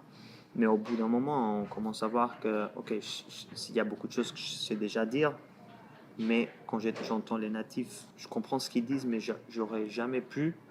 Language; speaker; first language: French; non-native, fluent; Portuguese